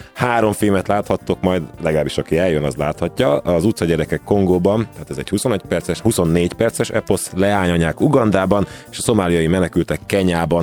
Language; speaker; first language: Hungarian; native; Hungarian